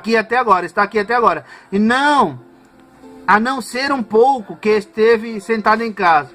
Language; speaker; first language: Portuguese; native; Portuguese